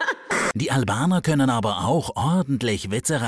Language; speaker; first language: German; native; German